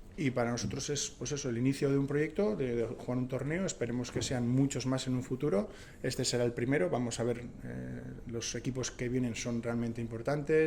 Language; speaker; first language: Spanish; native; Spanish